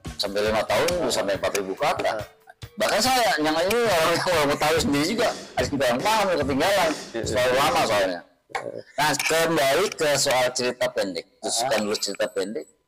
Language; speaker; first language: Indonesian; native; Indonesian